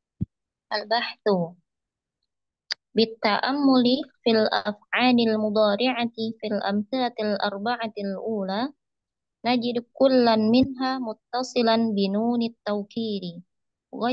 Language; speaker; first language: Arabic; non-native, learner; Indonesian